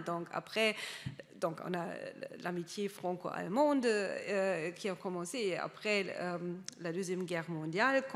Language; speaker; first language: French; non-native, fluent; German